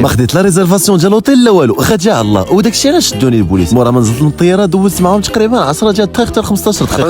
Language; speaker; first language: Arabic; native; Arabic